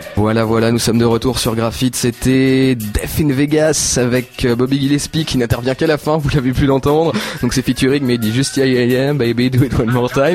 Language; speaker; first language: French; native; French